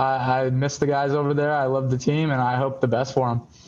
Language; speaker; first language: English; native; English